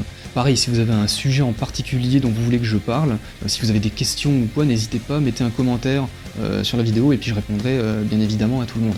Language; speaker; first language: French; native; French